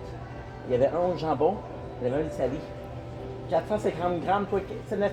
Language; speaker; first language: French; native; French